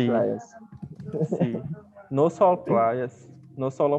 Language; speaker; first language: Spanish; non-native, learner; Portuguese